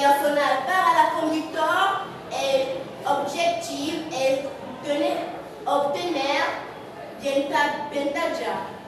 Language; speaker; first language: Spanish; non-native, learner; French